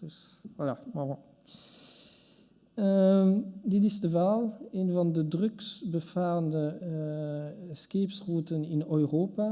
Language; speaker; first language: Dutch; non-native, local second language; French